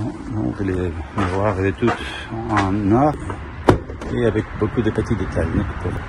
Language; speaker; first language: French; non-native, learner; Spanish